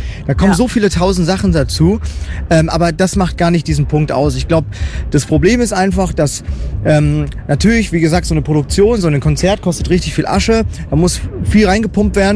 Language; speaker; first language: German; native; German